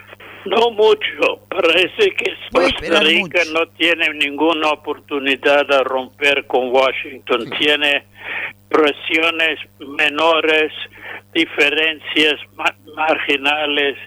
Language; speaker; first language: Spanish; non-native, fluent; English